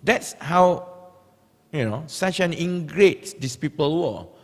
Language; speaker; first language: English; non-native, local second language; Malay